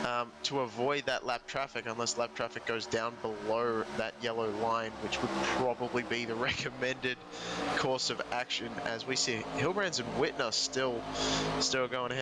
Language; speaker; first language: English; native; English